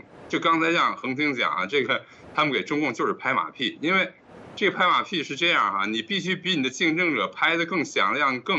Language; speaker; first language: Chinese; native; Chinese